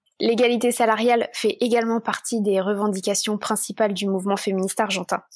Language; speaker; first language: French; native; French